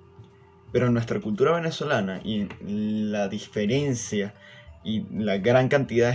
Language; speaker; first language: Spanish; native; Spanish